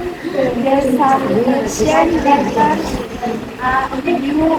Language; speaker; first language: English; non-native, learner; Indonesian